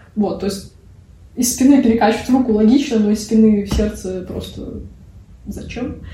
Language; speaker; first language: Russian; non-native, local second language; Belarusian